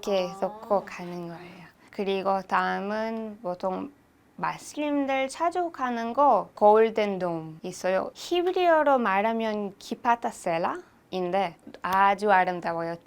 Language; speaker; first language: Korean; non-native, learner; Hebrew